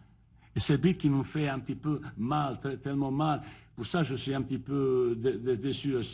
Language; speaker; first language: French; non-native, learner; Bosnian